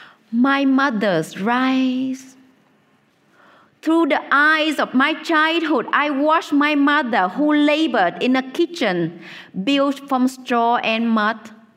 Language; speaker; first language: English; non-native, fluent; Vietnamese